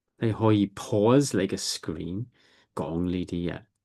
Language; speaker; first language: Cantonese; non-native, learner; English